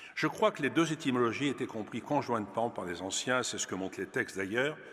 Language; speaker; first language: French; native; French